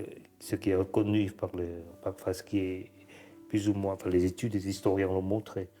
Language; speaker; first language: French; non-native, fluent; Vietnamese